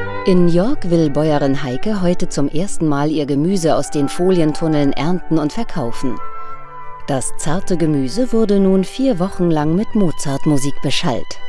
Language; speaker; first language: German; native; German